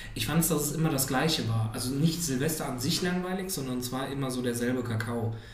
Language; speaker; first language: German; native; German